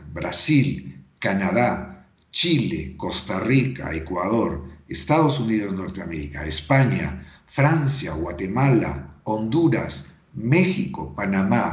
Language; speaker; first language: Spanish; native; Spanish